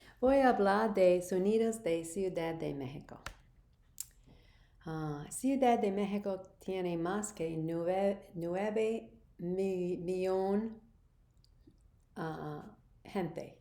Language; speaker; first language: Spanish; non-native, learner; English